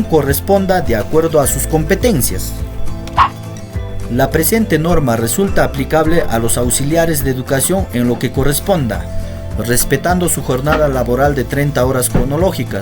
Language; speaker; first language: Spanish; native; Spanish